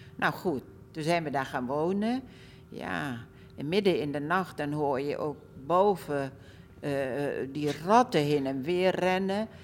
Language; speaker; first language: Dutch; early bilingual, other home language; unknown